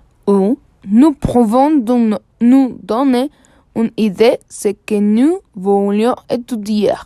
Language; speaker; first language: French; non-native, learner; Spanish